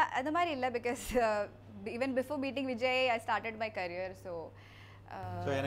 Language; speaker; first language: Tamil; non-native, local second language; Malayalam